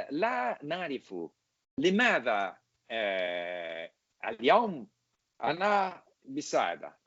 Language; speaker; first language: Arabic; non-native, learner; English